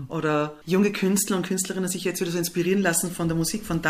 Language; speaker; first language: German; native; German